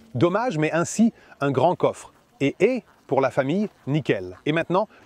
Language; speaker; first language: French; non-native, fluent; German